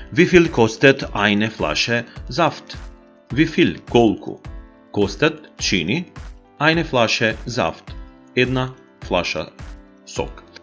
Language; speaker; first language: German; non-native, fluent; Macedonian